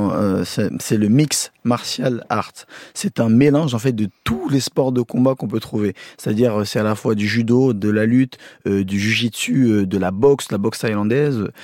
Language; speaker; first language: French; early bilingual, other home language; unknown